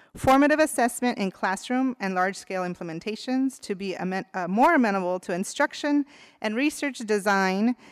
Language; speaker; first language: English; early bilingual, other home language; Spanish